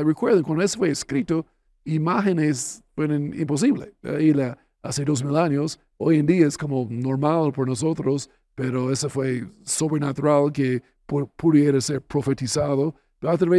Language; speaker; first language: Spanish; non-native, fluent; English